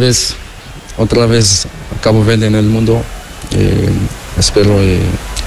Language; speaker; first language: Spanish; non-native, learner; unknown